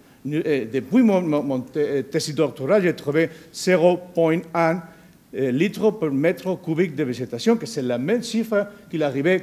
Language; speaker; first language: French; non-native, learner; Spanish